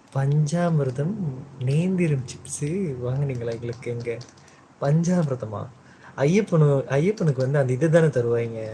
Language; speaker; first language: Tamil; early bilingual, heritage; Tamil